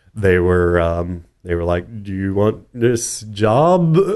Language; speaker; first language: English; native; English